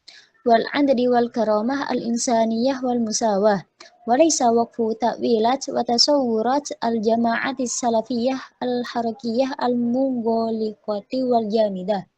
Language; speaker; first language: Arabic; non-native, learner; Indonesian